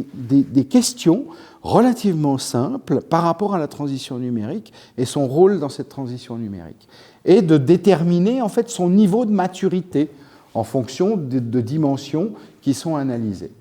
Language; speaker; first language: French; native; French